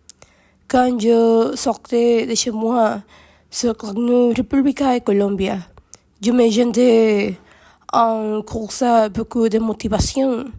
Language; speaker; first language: French; non-native, learner; Spanish